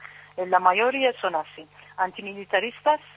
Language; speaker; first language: Spanish; non-native, learner; Turkish